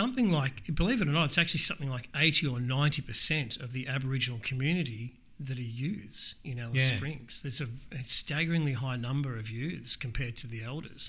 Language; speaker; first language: English; native; English